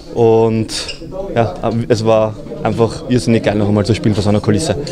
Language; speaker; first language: German; native; German